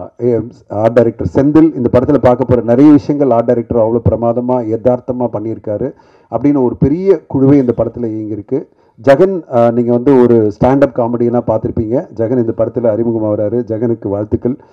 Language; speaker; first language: Tamil; native; Tamil